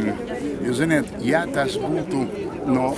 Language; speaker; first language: Latvian; non-native, local second language; Russian